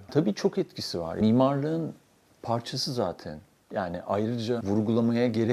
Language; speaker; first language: Turkish; native; Turkish